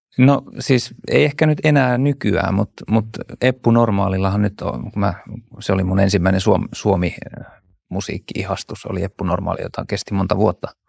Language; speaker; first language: Finnish; native; Finnish